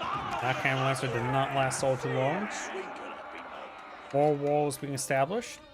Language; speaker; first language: English; native; English